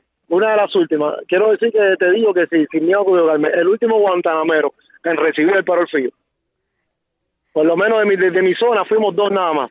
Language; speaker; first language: Spanish; native; Spanish